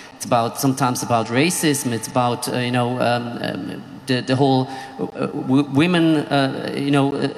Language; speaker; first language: English; non-native, fluent; Swiss German